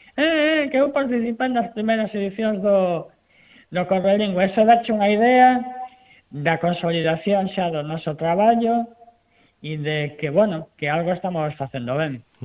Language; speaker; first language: Galician; non-native, local second language; Spanish